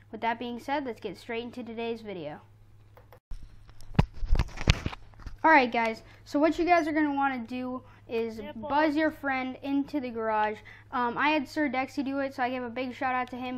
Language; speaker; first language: English; native; English